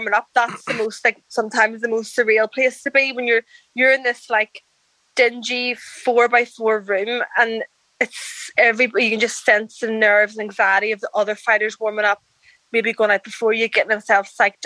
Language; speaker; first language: English; native; English